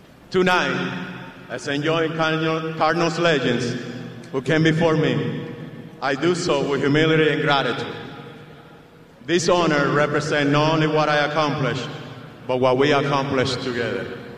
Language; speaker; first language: English; non-native, fluent; Spanish